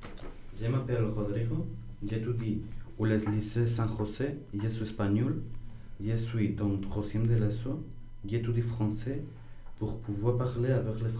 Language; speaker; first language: French; non-native, learner; Spanish